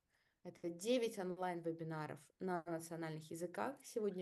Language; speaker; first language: Russian; native; Russian